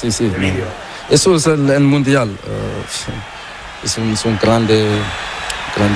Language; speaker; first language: Spanish; non-native, learner; Portuguese